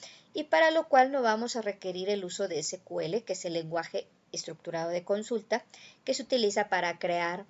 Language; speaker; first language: Spanish; native; Spanish